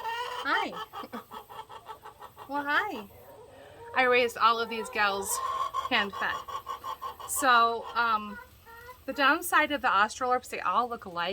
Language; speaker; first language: English; native; English